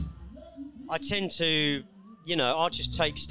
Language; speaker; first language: English; native; English